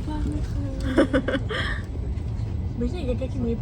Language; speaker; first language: French; native; French